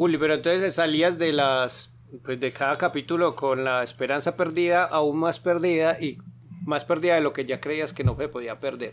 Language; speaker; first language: Spanish; native; Spanish